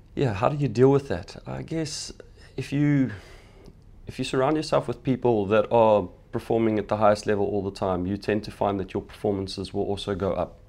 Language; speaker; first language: English; native; English